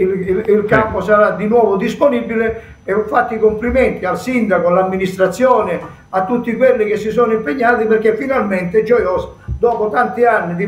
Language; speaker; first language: Italian; native; Italian